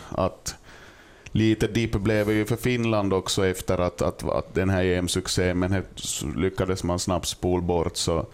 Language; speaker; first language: Swedish; native; Swedish